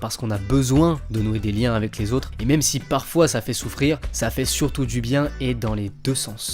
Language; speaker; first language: French; native; French